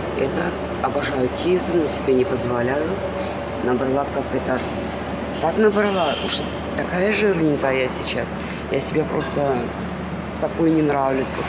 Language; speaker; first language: Russian; native; Russian